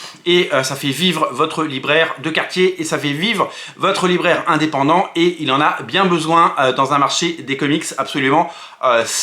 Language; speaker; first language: French; native; French